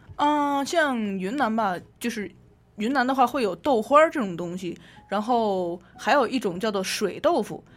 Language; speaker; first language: Chinese; native; Chinese